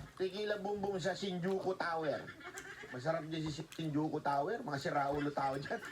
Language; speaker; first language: Filipino; native; Filipino